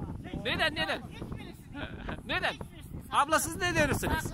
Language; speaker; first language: Turkish; non-native, learner; Uzbek